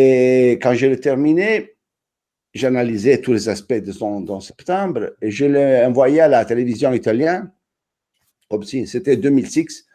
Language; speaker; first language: French; non-native, fluent; Italian